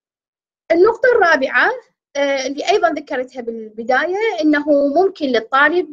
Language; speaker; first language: Arabic; native; Arabic